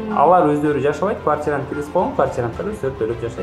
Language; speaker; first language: Kyrgyz; native; Kyrgyz